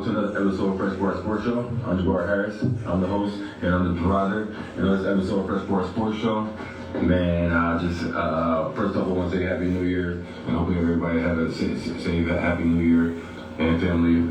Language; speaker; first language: English; native; English